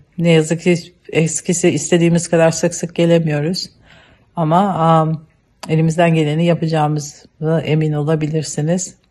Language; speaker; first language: Turkish; native; Turkish